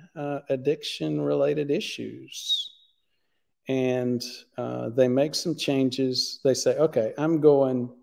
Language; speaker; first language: English; native; English